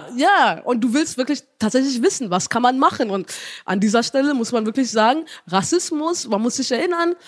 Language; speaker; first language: German; early bilingual, heritage; German